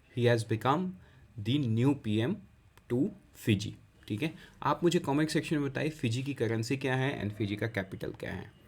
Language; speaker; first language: Hindi; non-native, local second language; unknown